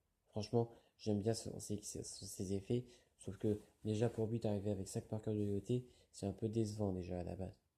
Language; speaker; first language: French; native; French